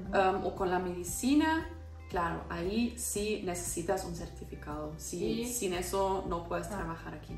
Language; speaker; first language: Spanish; non-native, fluent; German